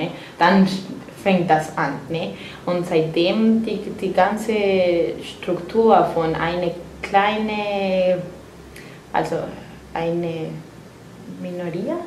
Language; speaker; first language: German; non-native, fluent; Spanish